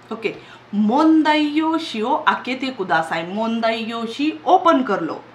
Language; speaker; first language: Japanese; non-native, fluent; Hindi